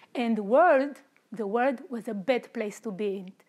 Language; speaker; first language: English; non-native, fluent; Romanian